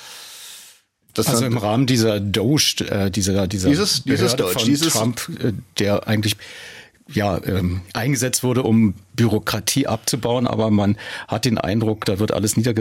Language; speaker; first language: German; native; German